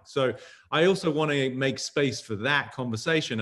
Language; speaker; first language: English; native; English